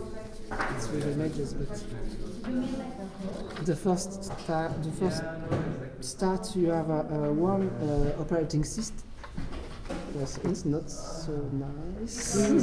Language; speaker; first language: English; non-native, learner; French